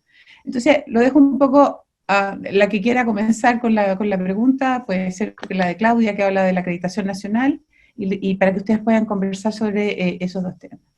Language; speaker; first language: Spanish; native; Spanish